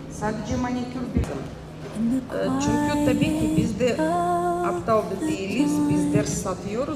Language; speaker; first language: Turkish; non-native, learner; Russian